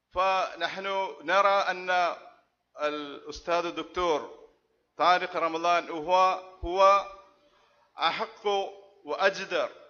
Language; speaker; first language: Arabic; non-native, fluent; Malayalam